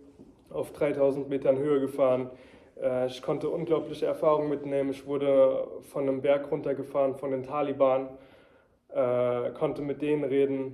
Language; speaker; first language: German; early bilingual, heritage; German